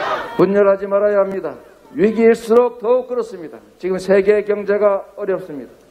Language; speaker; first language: Korean; native; Korean